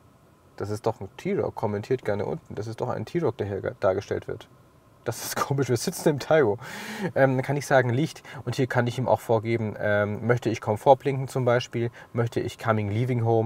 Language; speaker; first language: German; native; German